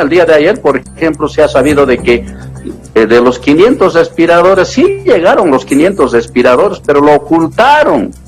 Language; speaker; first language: Spanish; native; Spanish